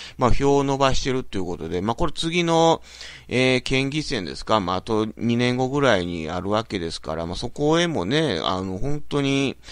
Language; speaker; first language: Japanese; native; Japanese